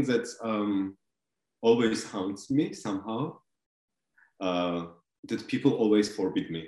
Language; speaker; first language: English; non-native, fluent; Georgian